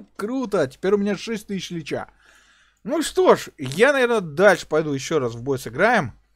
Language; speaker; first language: Russian; native; Russian